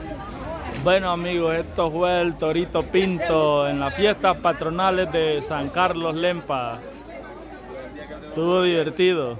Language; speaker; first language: Spanish; native; Spanish